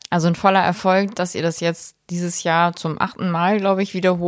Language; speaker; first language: German; native; German